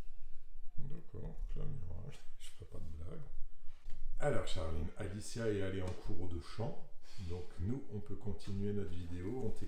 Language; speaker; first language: French; native; French